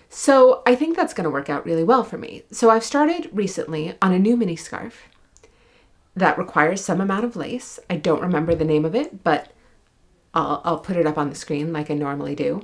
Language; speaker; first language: English; native; English